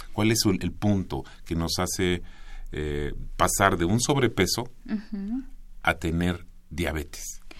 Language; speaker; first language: Spanish; native; Spanish